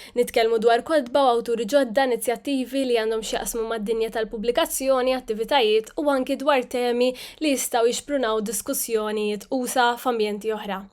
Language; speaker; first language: Maltese; native; Maltese